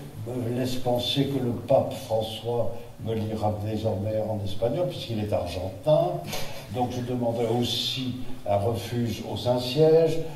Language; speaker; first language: French; native; French